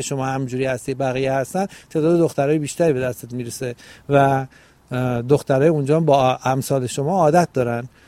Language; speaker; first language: Persian; native; Persian